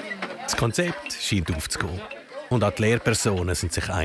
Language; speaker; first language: German; native; German